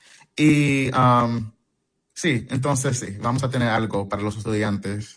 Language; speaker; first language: Spanish; early bilingual, heritage; English